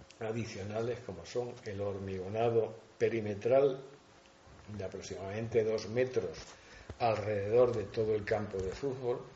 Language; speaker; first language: Spanish; native; Spanish